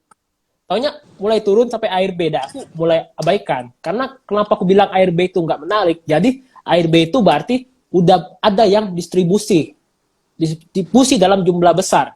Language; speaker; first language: Indonesian; native; Indonesian